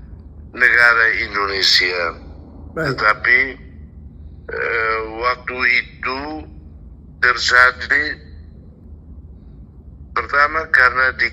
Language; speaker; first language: Indonesian; non-native, fluent; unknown